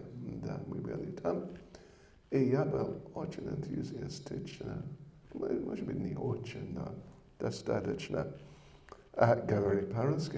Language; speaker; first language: Russian; non-native, learner; English